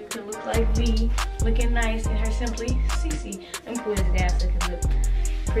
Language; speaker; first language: English; native; English